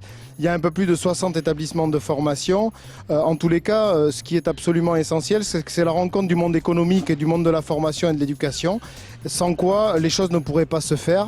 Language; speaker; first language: French; native; French